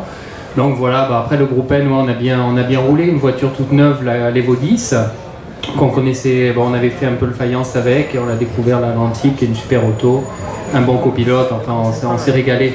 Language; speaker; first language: French; native; French